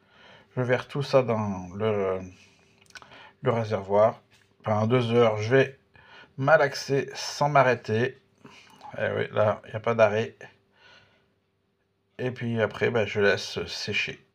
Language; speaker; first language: French; native; French